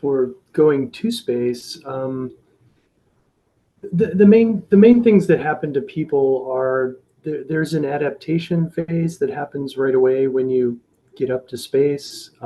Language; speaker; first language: English; native; English